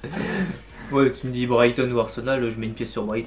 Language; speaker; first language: French; native; French